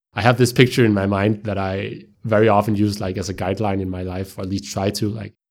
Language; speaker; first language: English; non-native, fluent; Danish